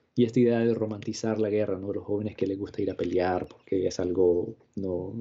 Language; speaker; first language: Spanish; native; Spanish